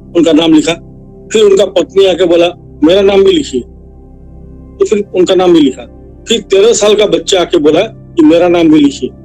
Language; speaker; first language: Hindi; non-native, local second language; Assamese